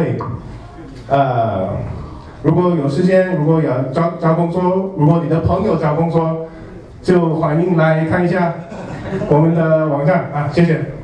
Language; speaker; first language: Chinese; non-native, learner; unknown